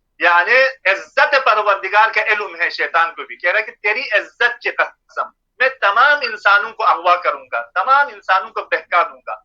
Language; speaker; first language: Urdu; non-native, local second language; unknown